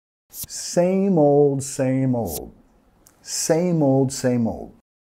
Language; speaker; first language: English; native; English